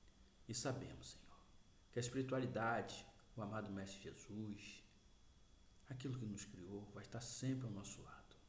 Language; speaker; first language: Portuguese; native; Portuguese